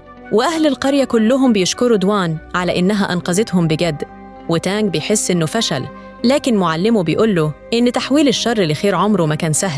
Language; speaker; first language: Arabic; native; Arabic